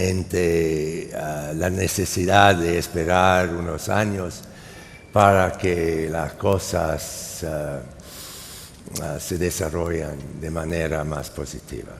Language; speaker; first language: Spanish; non-native, fluent; English